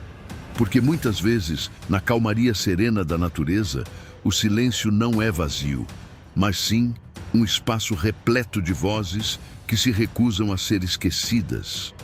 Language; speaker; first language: Portuguese; native; Portuguese